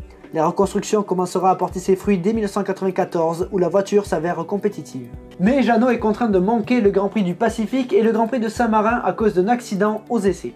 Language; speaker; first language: French; native; French